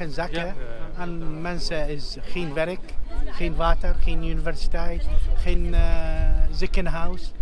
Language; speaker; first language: Dutch; non-native, learner; Arabic